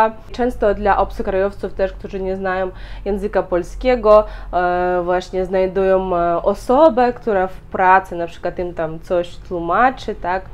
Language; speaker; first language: Polish; non-native, fluent; Ukrainian